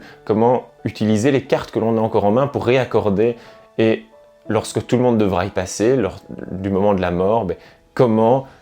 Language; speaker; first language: French; native; French